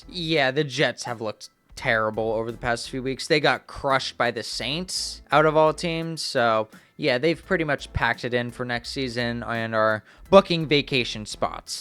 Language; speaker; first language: English; native; English